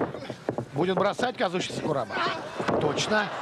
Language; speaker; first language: Russian; native; Russian